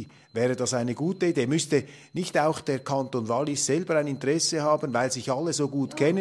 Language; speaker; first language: German; native; German